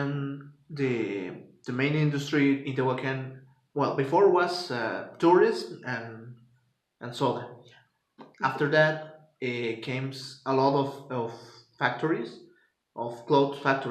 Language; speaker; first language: English; non-native, fluent; Spanish